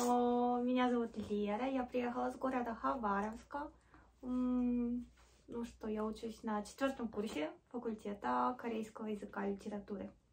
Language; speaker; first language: Russian; native; Russian